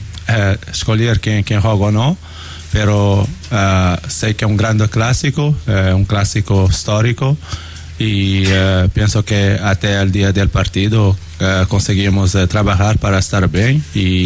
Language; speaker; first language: Spanish; non-native, learner; Portuguese